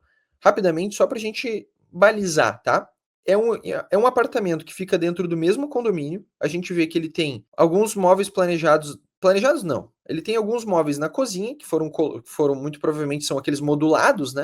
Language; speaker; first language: Portuguese; native; Portuguese